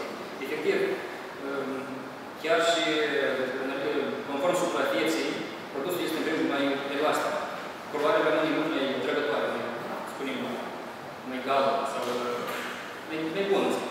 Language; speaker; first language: Romanian; native; Romanian